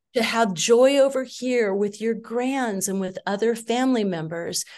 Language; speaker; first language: English; native; English